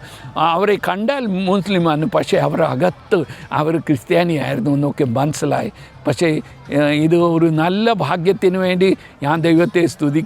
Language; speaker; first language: Malayalam; early bilingual, heritage; Malayalam